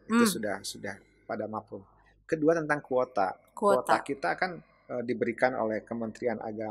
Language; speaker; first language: Indonesian; native; Indonesian